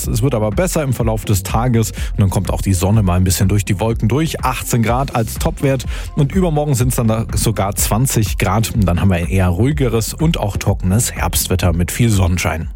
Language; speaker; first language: German; native; German